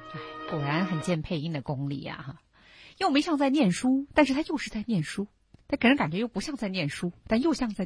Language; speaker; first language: Chinese; native; Chinese